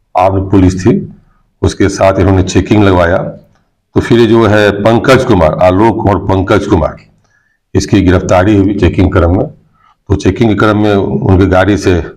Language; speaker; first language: Hindi; native; Hindi